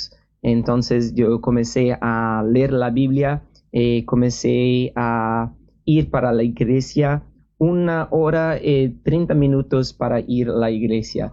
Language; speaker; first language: Spanish; non-native, learner; Portuguese